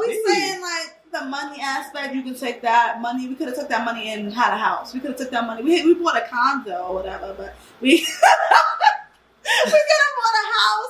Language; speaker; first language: English; native; English